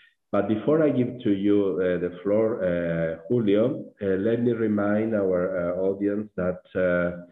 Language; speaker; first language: English; non-native, fluent; Spanish